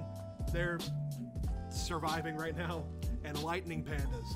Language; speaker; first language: English; native; English